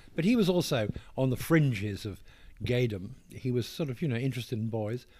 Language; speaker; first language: English; native; English